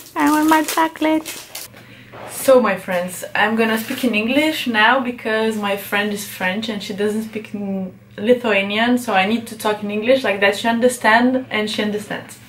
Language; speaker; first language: English; non-native, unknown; Lithuanian